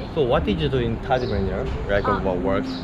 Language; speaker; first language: English; non-native, learner; Korean